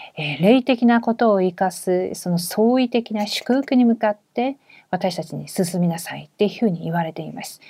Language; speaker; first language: Japanese; non-native, fluent; Korean